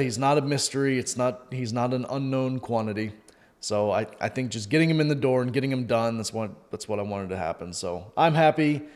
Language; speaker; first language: English; native; English